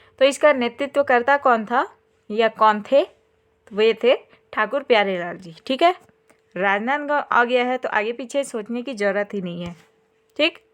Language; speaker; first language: Hindi; native; Hindi